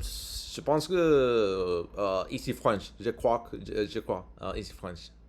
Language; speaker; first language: French; non-native, learner; English